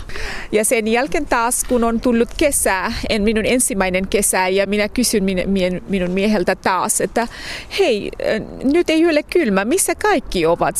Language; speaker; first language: Finnish; non-native, fluent; Bangla